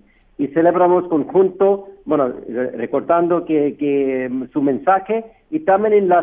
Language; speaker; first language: Spanish; non-native, fluent; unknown